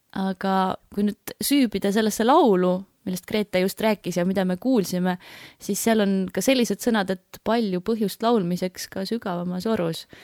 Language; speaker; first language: Estonian; native; Estonian